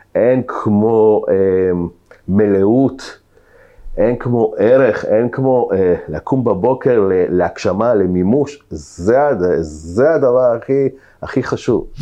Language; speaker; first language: Hebrew; early bilingual, other home language; Spanish